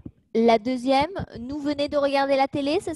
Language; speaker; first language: French; native; French